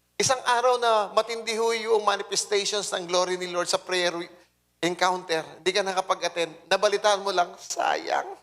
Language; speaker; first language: Filipino; non-native, local second language; Pampanga